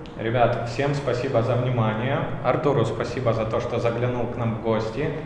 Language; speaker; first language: Russian; native; Russian